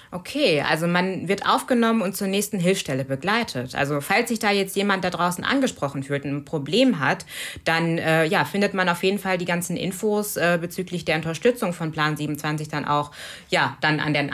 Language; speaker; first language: German; native; German